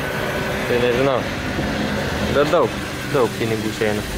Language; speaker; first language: Lithuanian; native; Lithuanian